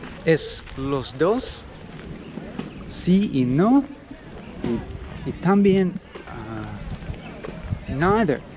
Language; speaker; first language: Spanish; non-native, learner; English